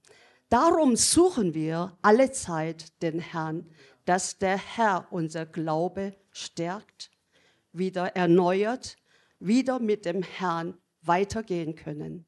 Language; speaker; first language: German; non-native, learner; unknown